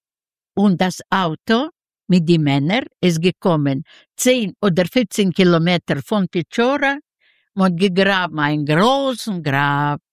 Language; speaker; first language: German; non-native, fluent; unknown